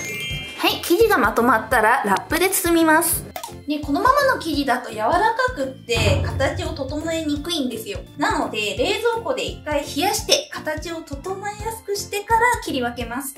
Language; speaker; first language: Japanese; native; Japanese